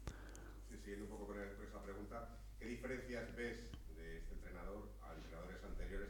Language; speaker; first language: Spanish; native; Spanish